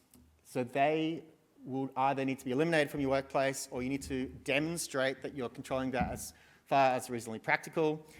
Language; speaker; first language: English; native; English